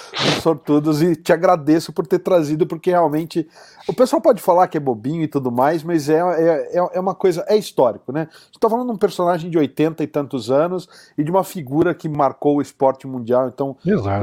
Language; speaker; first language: Portuguese; native; Portuguese